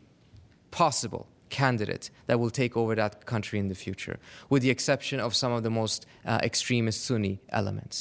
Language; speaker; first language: English; non-native, fluent; Persian